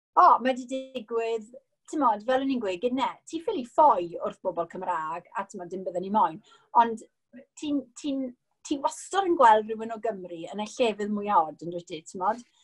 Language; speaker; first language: Welsh; non-native, local second language; English